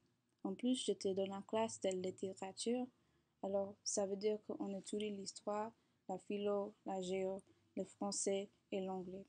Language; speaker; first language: French; non-native, learner; English